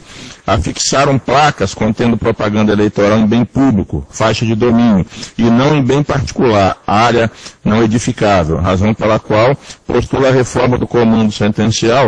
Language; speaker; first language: Portuguese; native; Portuguese